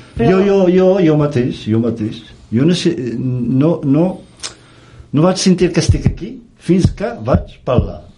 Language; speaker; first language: Catalan; non-native, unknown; Riffian